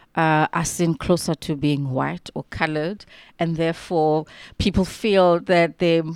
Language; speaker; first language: English; non-native, local second language; Xhosa